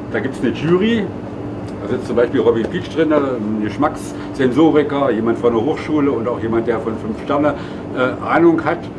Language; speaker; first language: German; native; German